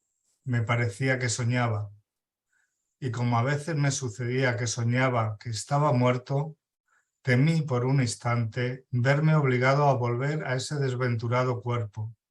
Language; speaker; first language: Spanish; native; Spanish